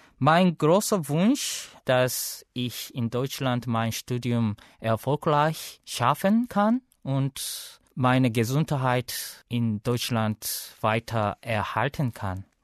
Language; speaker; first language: German; non-native, learner; Korean